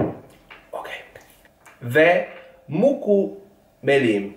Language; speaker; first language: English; non-native, fluent; Italian